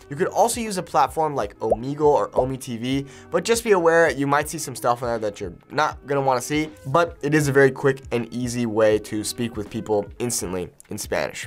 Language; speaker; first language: English; native; English